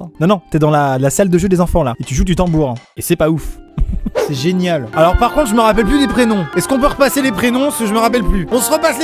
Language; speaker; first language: French; native; French